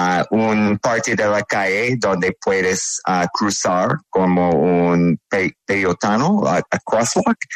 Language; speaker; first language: Spanish; non-native, learner; English